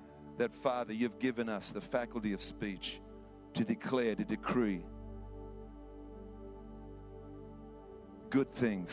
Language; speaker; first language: English; native; English